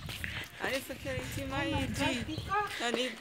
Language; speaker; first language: Arabic; non-native, learner; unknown